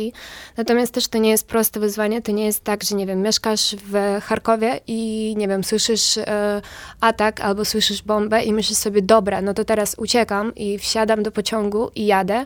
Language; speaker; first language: Polish; non-native, fluent; Ukrainian